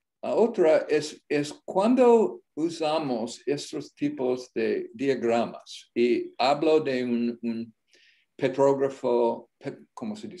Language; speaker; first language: Spanish; non-native, learner; English